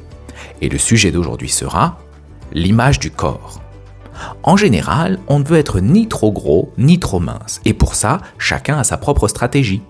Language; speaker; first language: French; native; French